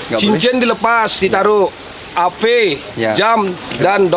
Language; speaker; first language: Indonesian; non-native, local second language; Javanese